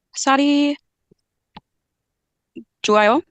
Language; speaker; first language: Korean; non-native, learner; English